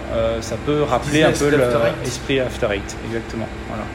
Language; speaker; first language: French; native; French